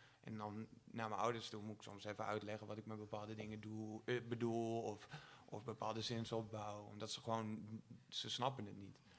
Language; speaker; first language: Dutch; native; Dutch